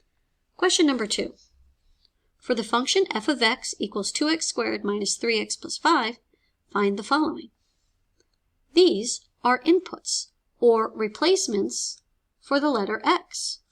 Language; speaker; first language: English; native; English